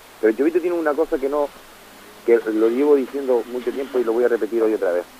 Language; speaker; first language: Spanish; native; Spanish